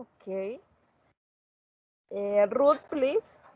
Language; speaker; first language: English; non-native, learner; Spanish